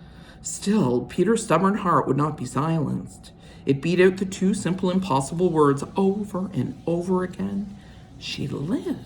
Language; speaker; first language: English; native; English